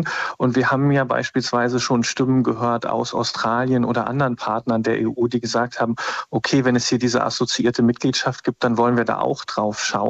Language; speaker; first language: German; native; German